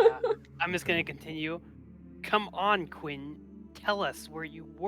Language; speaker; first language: English; native; English